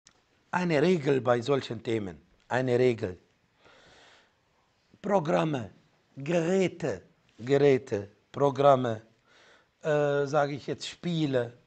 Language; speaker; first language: German; non-native, fluent; Arabic